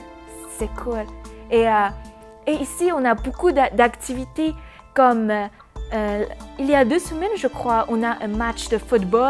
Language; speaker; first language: French; non-native, learner; Chinese